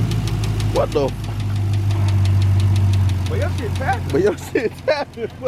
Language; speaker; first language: English; native; English